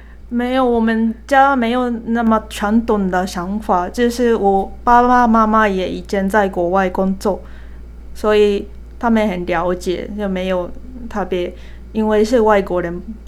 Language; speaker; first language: Chinese; non-native, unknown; Japanese